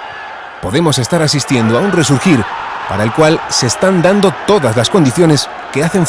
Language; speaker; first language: Spanish; native; Spanish